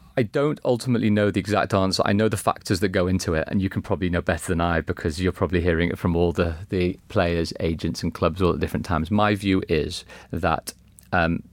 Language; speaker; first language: English; native; English